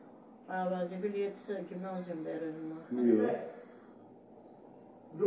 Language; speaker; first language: German; non-native, learner; Turkish